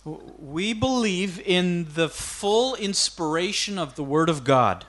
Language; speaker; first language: English; native; English